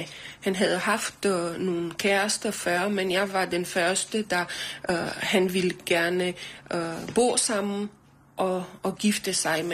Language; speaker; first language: Danish; non-native, learner; Romanian